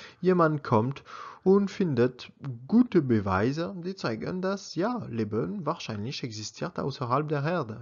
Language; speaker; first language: German; non-native, learner; French